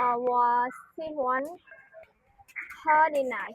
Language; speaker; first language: Chinese; non-native, learner; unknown